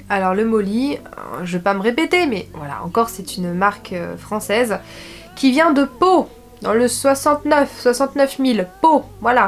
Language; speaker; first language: French; native; French